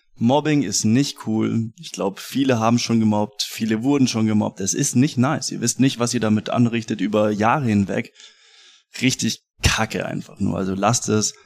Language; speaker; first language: German; native; German